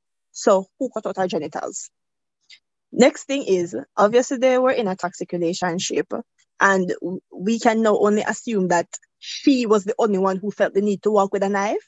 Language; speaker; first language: English; native; English